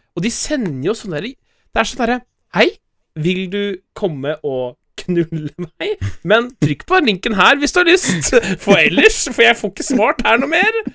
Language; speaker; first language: Norwegian; native; Norwegian